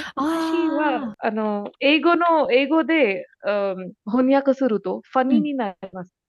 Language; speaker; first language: Japanese; non-native, learner; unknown